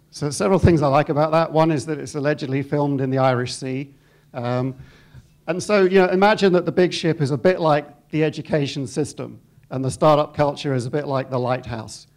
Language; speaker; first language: English; native; English